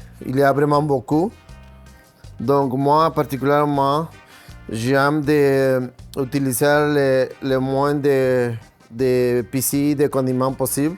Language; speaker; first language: French; non-native, fluent; Spanish